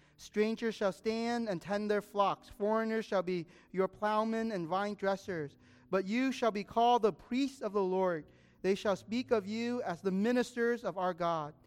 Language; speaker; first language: English; native; English